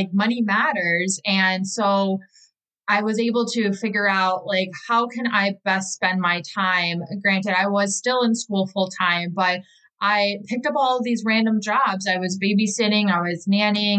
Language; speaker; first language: English; native; English